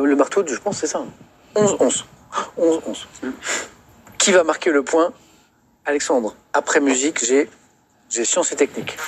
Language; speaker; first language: French; native; French